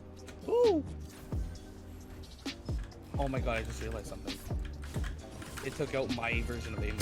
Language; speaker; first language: English; native; English